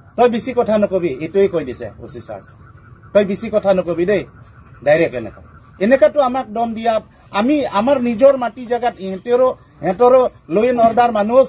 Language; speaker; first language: Assamese; non-native, local second language; Karbi